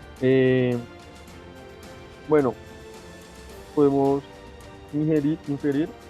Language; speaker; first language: Spanish; native; Spanish